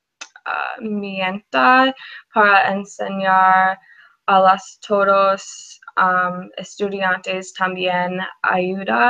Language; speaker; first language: Spanish; non-native, learner; English